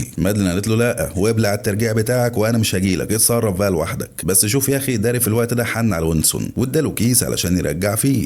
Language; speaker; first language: Arabic; native; Arabic